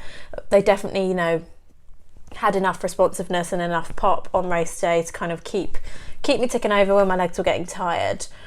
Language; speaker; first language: English; native; English